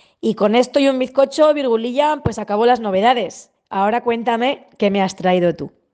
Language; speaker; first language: Spanish; native; Spanish